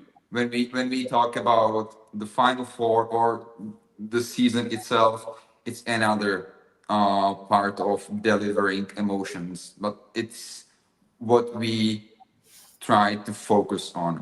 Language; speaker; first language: English; non-native, fluent; Czech